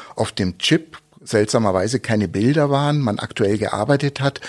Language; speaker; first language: German; native; German